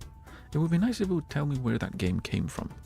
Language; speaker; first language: English; native; English